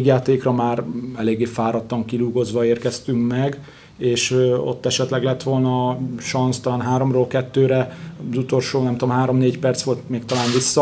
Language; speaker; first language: Hungarian; native; Hungarian